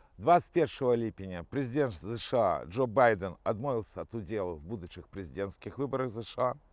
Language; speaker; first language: Belarusian; non-native, local second language; Russian